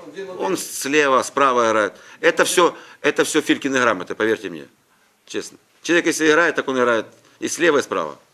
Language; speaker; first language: Russian; non-native, local second language; Ukrainian